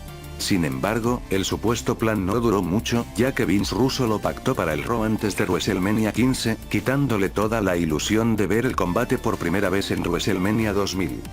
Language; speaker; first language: Spanish; native; Spanish